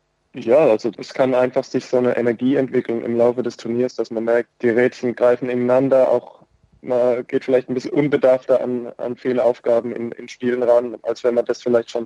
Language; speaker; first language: German; native; German